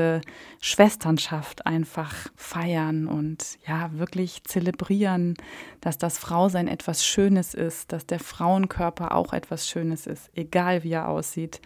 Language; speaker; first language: German; native; German